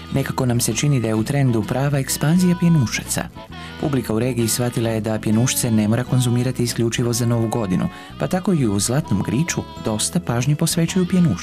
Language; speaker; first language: Croatian; native; Croatian